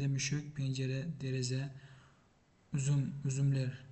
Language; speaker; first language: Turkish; non-native, fluent; Uzbek